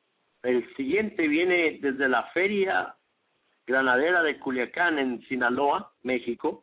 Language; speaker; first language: Spanish; native; Spanish